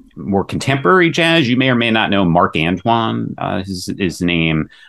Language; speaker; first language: English; native; English